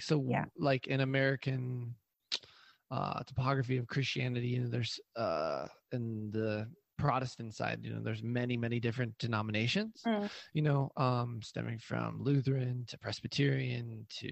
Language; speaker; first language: English; native; English